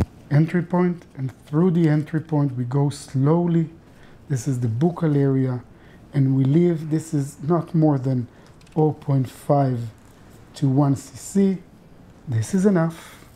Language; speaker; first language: English; non-native, fluent; Hebrew